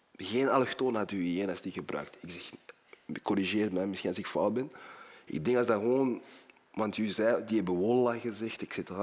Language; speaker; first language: Dutch; early bilingual, other home language; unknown